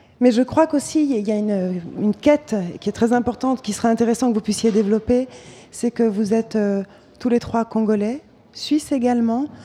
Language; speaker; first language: French; native; French